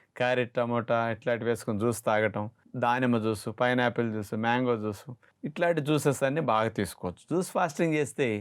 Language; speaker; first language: Telugu; native; Telugu